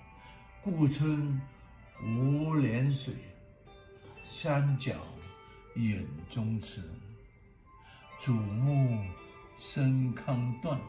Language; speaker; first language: Chinese; non-native, local second language; Cantonese